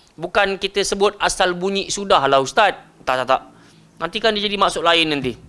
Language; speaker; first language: Malay; native; Malay